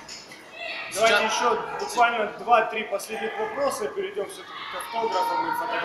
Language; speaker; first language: Russian; native; Russian